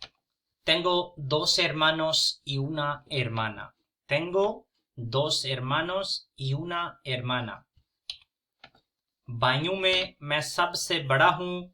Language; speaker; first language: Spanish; non-native, fluent; Punjabi